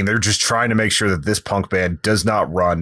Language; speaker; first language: English; native; English